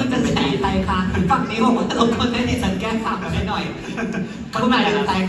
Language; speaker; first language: Thai; native; Thai